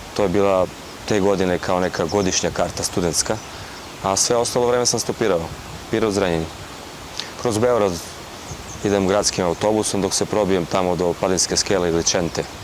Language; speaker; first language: Serbian; native; Serbian